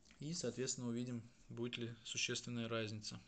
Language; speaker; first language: Russian; native; Russian